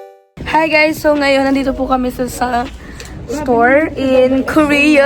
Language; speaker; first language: Filipino; native; Filipino